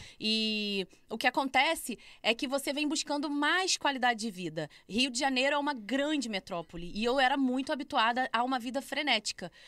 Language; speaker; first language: Portuguese; native; Portuguese